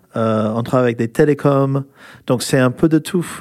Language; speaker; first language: French; non-native, fluent; English